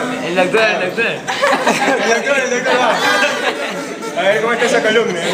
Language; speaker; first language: Spanish; native; Spanish